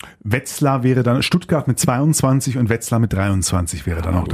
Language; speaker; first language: German; native; German